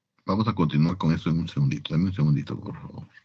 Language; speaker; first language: Spanish; native; Spanish